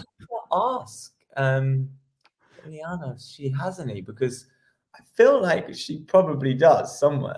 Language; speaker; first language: English; native; English